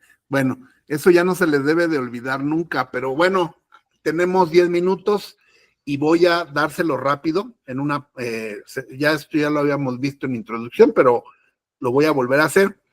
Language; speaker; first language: Spanish; native; Spanish